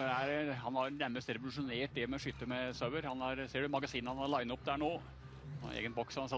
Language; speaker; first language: Norwegian; native; Norwegian